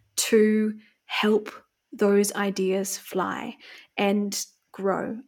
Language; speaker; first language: English; native; English